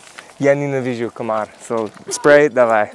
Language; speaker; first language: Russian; non-native, learner; English